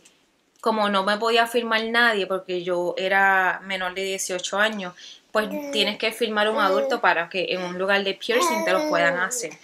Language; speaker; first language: Spanish; native; Spanish